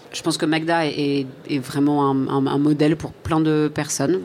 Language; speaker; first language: French; native; French